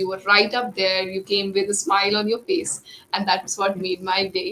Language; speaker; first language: English; non-native, local second language; Hindi